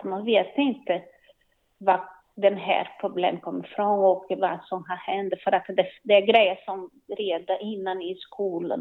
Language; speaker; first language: Swedish; non-native, learner; Portuguese